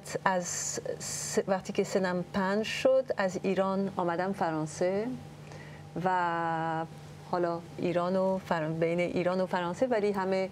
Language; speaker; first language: Persian; early bilingual, heritage; French